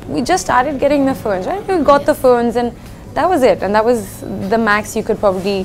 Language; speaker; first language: English; native; English